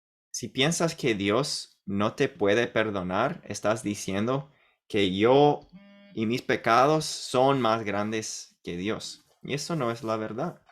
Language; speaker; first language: Spanish; non-native, fluent; English